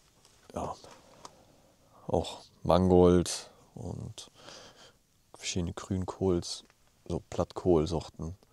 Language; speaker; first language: German; native; German